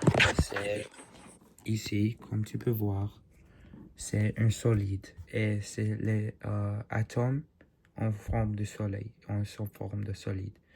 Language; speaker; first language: French; non-native, learner; English